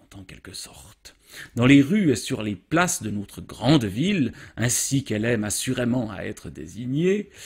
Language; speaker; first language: French; native; French